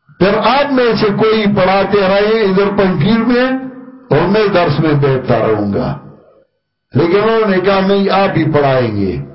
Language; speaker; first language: Urdu; non-native, local second language; Pashto